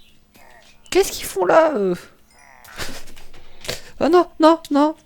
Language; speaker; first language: French; native; French